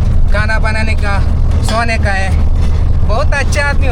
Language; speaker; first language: Hindi; non-native, local second language; Malayalam